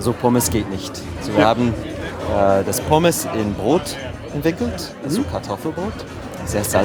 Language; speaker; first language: German; non-native, learner; French